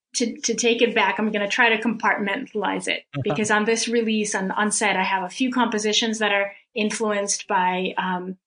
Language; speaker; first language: English; early bilingual, other home language; Russian